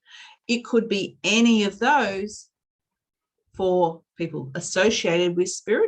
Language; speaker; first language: English; native; English